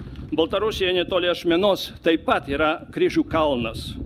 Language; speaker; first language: Lithuanian; non-native, fluent; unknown